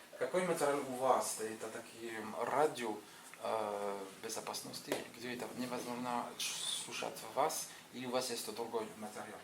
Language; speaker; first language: Russian; non-native, fluent; French